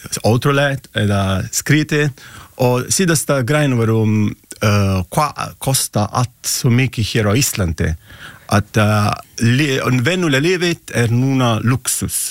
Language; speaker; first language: Icelandic; non-native, learner; Italian